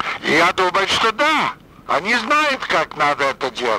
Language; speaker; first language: Russian; non-native, fluent; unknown